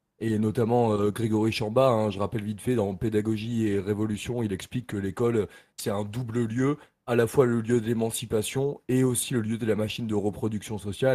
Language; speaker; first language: French; native; French